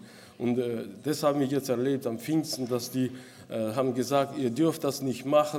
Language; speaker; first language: German; non-native, local second language; Russian